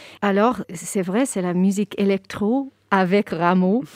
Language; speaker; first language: French; non-native, fluent; English